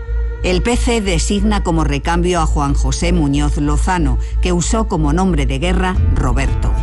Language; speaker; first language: Spanish; native; Spanish